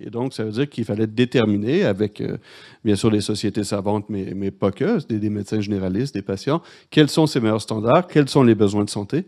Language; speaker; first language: French; native; French